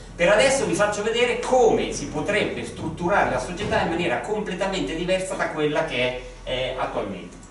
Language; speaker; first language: Italian; native; Italian